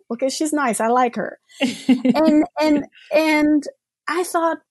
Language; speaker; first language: English; non-native, fluent; French